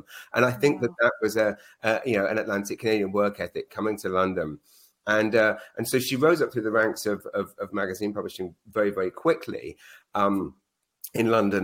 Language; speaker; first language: English; native; English